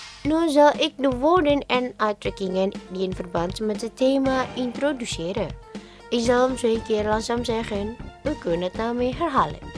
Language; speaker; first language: Dutch; non-native, learner; Indonesian